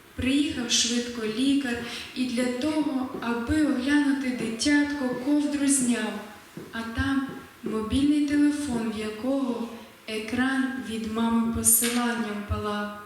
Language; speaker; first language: Ukrainian; native; Ukrainian